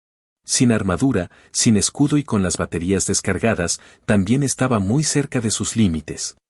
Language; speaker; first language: Spanish; native; Spanish